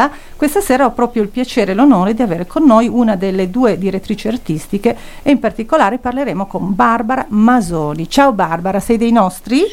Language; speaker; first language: Italian; native; Italian